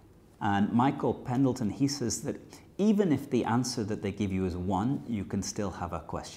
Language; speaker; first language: English; native; English